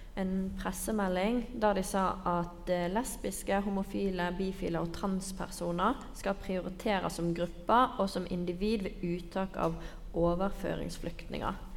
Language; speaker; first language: Norwegian; native; Norwegian